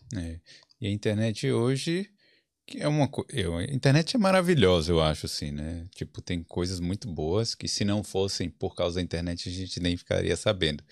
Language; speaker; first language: Portuguese; native; Portuguese